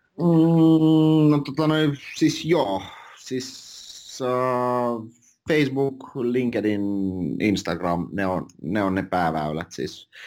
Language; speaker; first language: Finnish; early bilingual, other home language; Russian